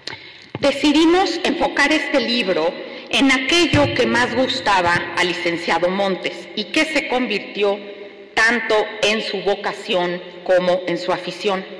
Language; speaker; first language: Spanish; native; Spanish